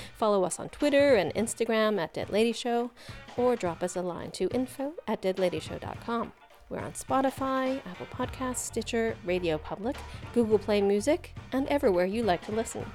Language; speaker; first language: English; native; English